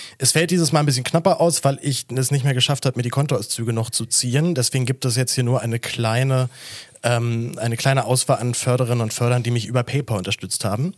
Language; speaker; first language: German; native; German